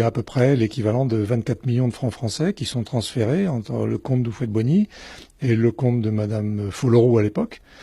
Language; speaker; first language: French; native; French